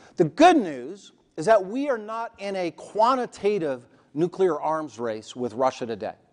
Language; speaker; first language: English; native; English